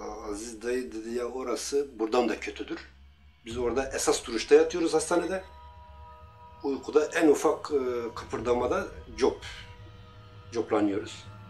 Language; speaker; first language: Turkish; non-native, local second language; Kurdish